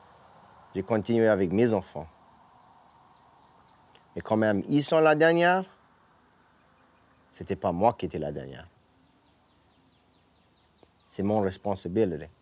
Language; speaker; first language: French; non-native, local second language; English